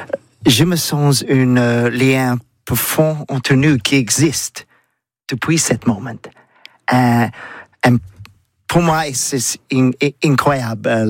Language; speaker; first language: French; non-native, learner; English